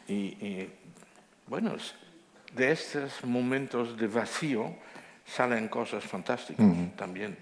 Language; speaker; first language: Spanish; non-native, fluent; Dutch